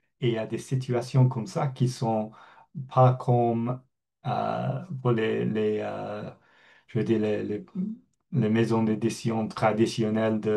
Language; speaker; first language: French; non-native, fluent; English